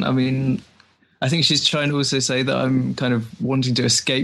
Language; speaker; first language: English; native; English